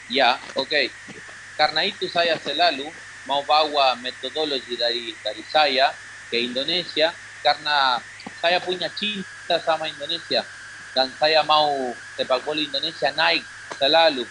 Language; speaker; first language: Indonesian; non-native, learner; Spanish